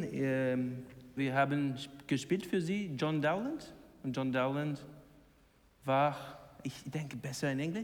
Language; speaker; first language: German; non-native, learner; English